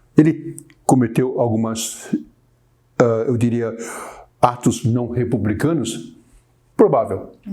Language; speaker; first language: Portuguese; early bilingual, other home language; Chinese